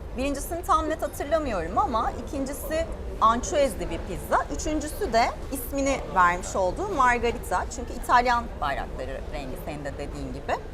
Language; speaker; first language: Turkish; native; Turkish